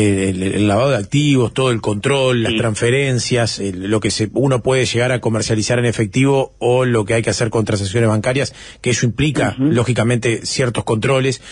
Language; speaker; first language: Spanish; native; Spanish